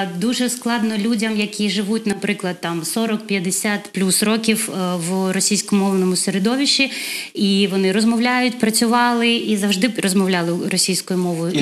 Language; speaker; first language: Ukrainian; non-native, local second language; Russian